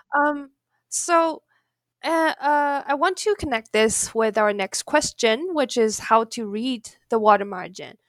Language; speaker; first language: English; non-native, fluent; Chinese